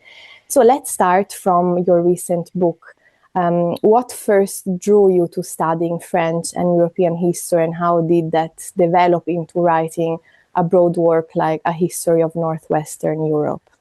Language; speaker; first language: English; non-native, fluent; Italian